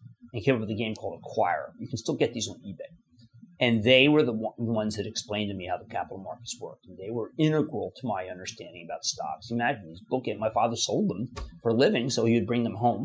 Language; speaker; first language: English; native; English